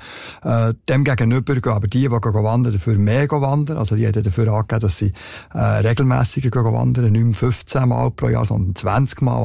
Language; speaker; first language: German; native; German